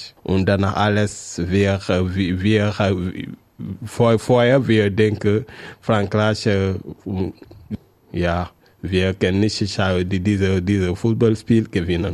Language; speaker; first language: German; non-native, learner; French